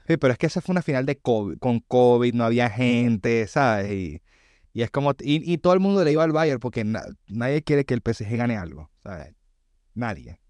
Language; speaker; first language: Spanish; native; Spanish